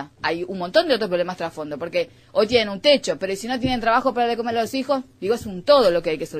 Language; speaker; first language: Spanish; native; Spanish